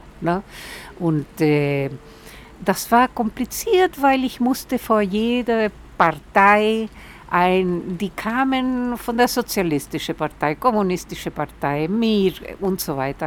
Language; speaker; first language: German; non-native, fluent; Spanish